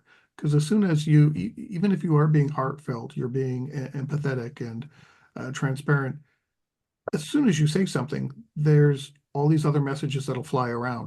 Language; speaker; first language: English; native; English